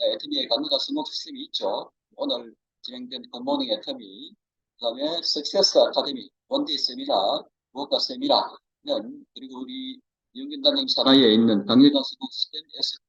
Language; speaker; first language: Korean; native; Korean